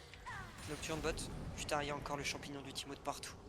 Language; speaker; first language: French; native; French